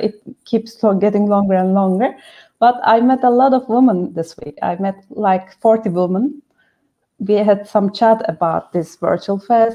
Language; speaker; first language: English; non-native, fluent; Turkish